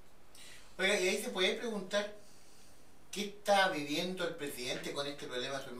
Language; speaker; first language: Spanish; native; Spanish